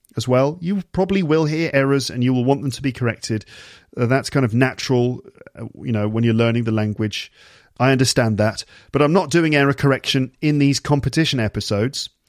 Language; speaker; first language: English; native; English